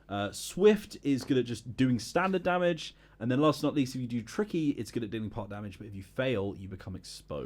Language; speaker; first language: English; native; English